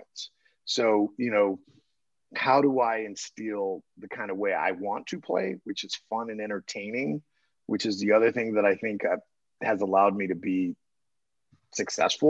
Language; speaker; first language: English; native; English